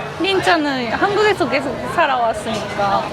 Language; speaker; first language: Korean; non-native, fluent; Japanese